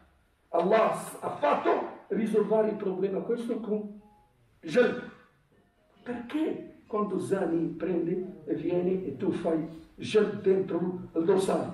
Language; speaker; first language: Italian; non-native, fluent; Arabic